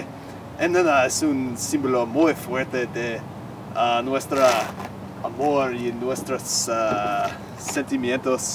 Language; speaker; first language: Spanish; non-native, learner; English